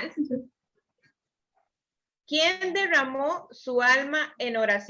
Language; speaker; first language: Spanish; native; Spanish